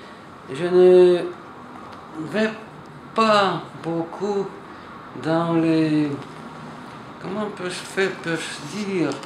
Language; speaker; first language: French; non-native, fluent; Russian